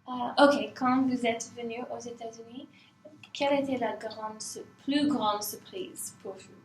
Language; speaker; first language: French; non-native, learner; English